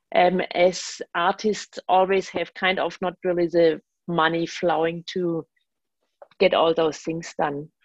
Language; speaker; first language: English; non-native, fluent; German